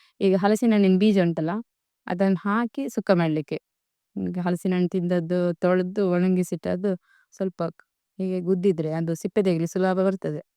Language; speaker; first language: Kannada; non-native, local second language; Tulu